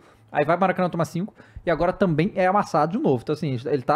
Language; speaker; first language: Portuguese; native; Portuguese